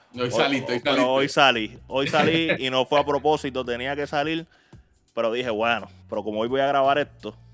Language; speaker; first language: Spanish; native; Spanish